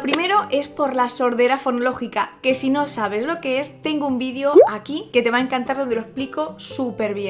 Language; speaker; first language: Spanish; native; Spanish